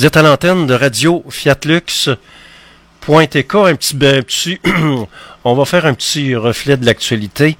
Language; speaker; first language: French; native; French